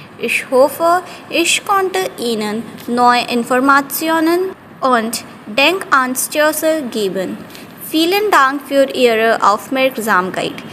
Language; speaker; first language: German; non-native, fluent; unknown